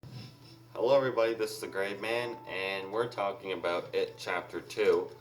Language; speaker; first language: English; native; English